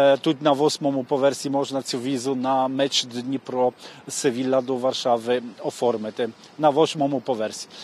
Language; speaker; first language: Ukrainian; non-native, fluent; Polish